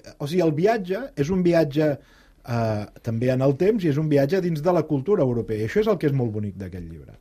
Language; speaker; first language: Catalan; native; Catalan